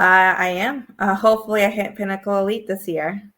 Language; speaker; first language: English; native; English